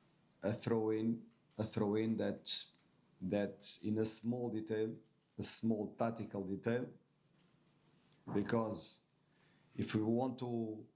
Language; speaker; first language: English; non-native, fluent; Portuguese